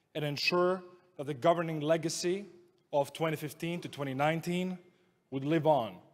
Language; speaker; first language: English; non-native, fluent; Greek